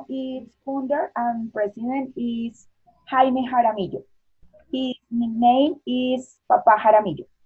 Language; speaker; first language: English; non-native, learner; Spanish